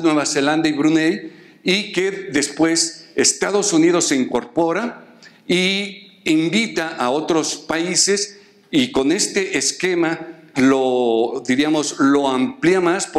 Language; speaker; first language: Spanish; native; Spanish